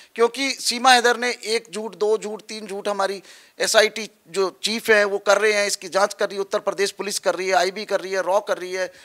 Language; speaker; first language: Hindi; native; Hindi